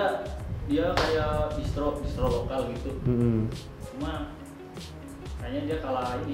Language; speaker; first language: Indonesian; non-native, local second language; Javanese